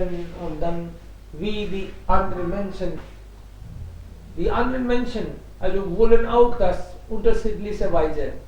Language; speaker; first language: German; non-native, fluent; Hindi